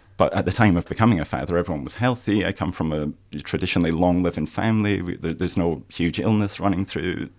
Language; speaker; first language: English; native; English